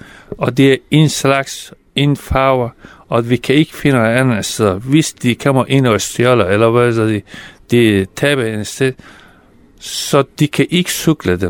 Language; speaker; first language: Danish; non-native, fluent; Persian